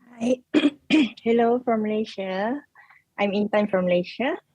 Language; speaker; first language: English; non-native, learner; Malay